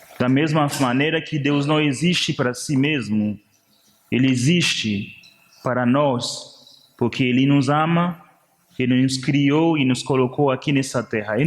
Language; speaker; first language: Portuguese; non-native, fluent; Haitian Creole